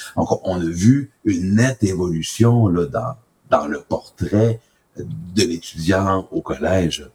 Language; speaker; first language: French; native; French